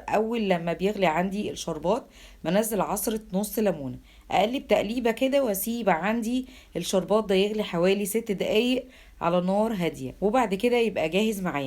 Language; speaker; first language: Arabic; native; Arabic